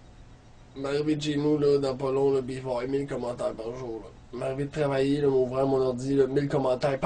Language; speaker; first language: French; native; French